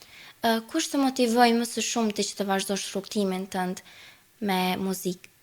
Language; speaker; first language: Albanian; native; Albanian